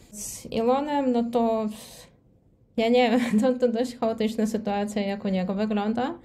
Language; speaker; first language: Polish; non-native, fluent; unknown